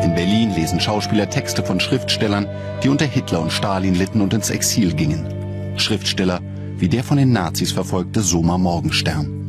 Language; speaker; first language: German; native; German